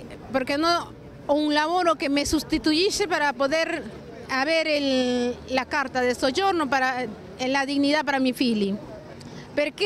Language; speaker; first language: Italian; non-native, fluent; Spanish